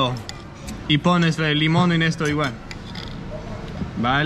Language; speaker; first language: Spanish; non-native, fluent; Danish